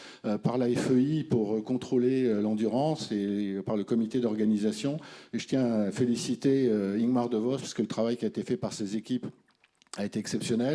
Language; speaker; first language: French; native; French